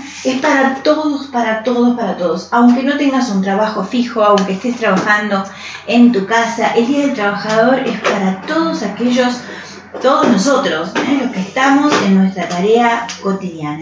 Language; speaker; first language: Spanish; native; Spanish